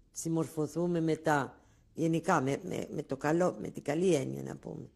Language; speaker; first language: Greek; non-native, local second language; Ladino